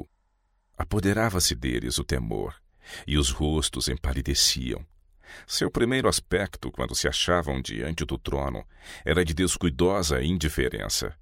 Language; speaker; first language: Portuguese; native; Portuguese